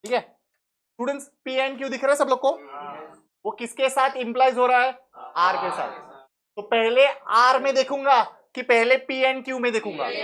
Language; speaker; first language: Hindi; non-native, local second language; Marathi